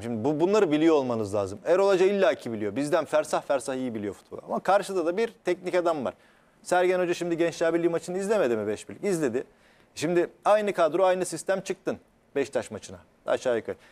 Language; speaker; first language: Turkish; native; Turkish